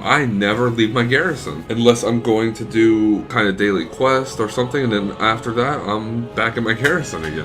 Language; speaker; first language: English; native; English